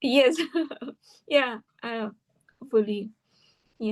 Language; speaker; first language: English; non-native, fluent; Indonesian